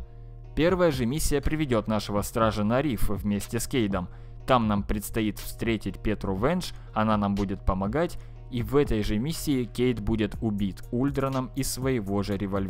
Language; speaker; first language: Russian; native; Russian